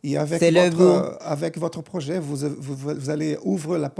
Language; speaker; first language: French; non-native, fluent; Portuguese